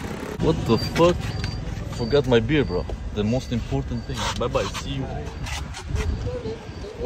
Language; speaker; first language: English; non-native, fluent; Persian